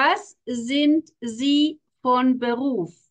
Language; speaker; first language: German; non-native, fluent; Spanish